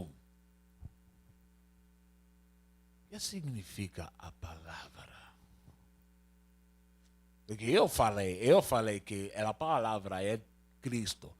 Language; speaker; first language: Portuguese; non-native, learner; Spanish